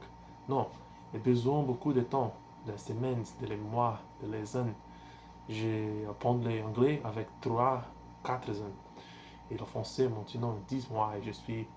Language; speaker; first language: French; non-native, learner; Portuguese